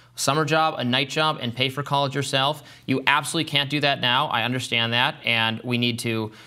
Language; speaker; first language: English; native; English